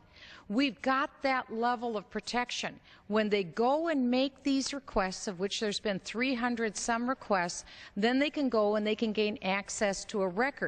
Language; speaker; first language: English; native; English